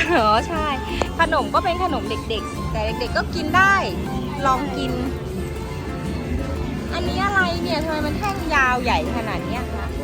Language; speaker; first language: Thai; native; Thai